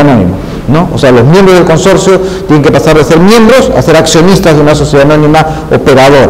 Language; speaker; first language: Spanish; native; Spanish